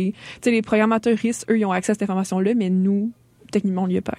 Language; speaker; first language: French; native; French